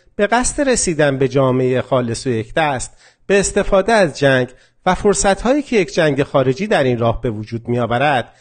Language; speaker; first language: Persian; non-native, local second language; Azerbaijani